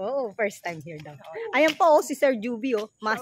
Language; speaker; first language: Filipino; native; Filipino